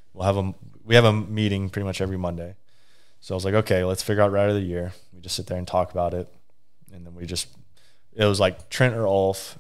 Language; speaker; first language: English; native; English